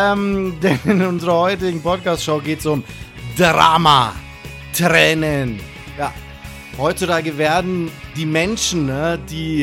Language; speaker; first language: German; native; German